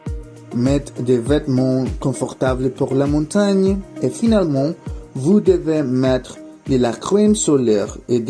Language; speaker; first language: French; non-native, learner; Spanish